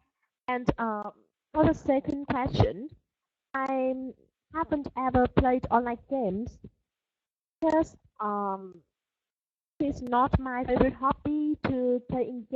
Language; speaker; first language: English; non-native, learner; Vietnamese